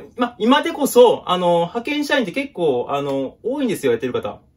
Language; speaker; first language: Japanese; native; Japanese